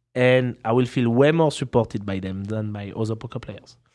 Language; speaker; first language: English; non-native, fluent; French